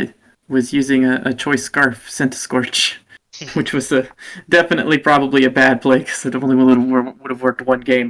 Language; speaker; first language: English; native; English